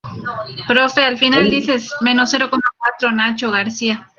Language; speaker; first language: Spanish; native; Spanish